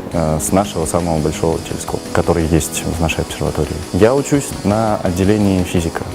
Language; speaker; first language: Russian; native; Russian